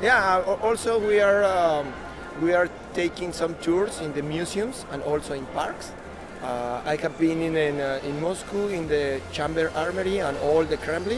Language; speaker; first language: English; non-native, learner; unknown